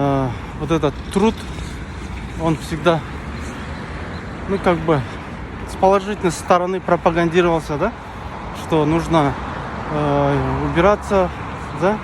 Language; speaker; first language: Russian; non-native, local second language; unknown